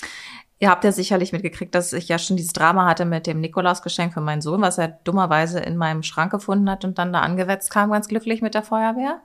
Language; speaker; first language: German; native; German